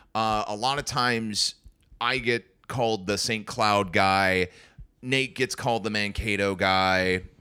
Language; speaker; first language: English; native; English